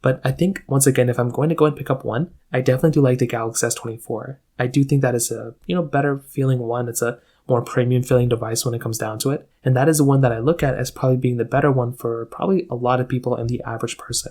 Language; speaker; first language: English; native; English